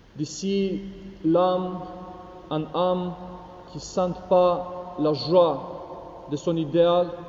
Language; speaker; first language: French; non-native, fluent; Romanian